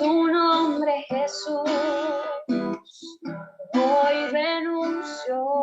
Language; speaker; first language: Spanish; native; Spanish